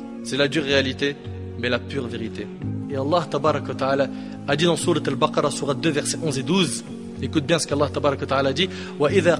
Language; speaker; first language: French; native; French